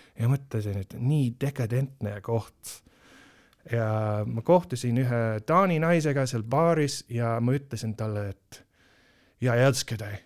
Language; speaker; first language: Estonian; non-native, fluent; English